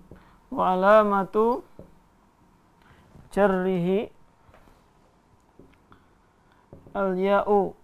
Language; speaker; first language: Arabic; non-native, fluent; Indonesian